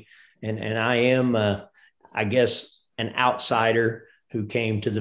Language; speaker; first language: English; native; English